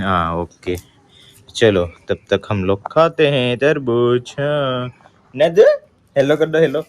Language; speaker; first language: Hindi; non-native, local second language; Gujarati